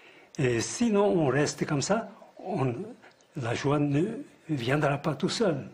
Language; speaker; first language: French; non-native, fluent; Tibetan